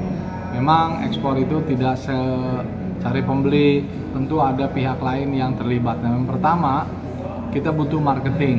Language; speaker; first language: Indonesian; native; Indonesian